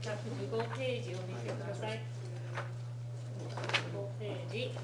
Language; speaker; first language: Japanese; non-native, fluent; English